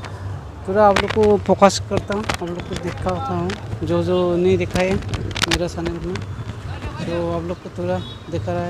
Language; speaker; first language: Hindi; non-native, local second language; Assamese